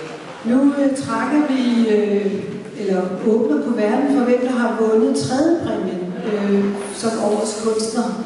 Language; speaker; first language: Danish; native; Danish